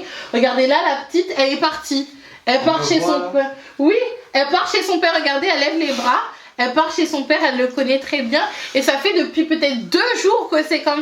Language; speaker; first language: French; native; French